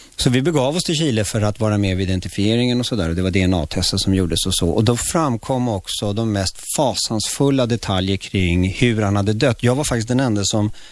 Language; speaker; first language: Swedish; early bilingual, other home language; Spanish